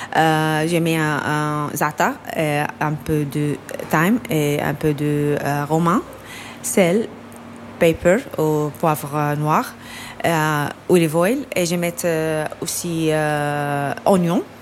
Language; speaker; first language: French; non-native, learner; Arabic